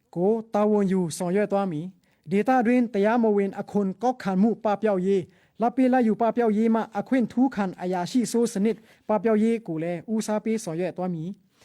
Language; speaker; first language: Burmese; non-native, local second language; Pa'o Karen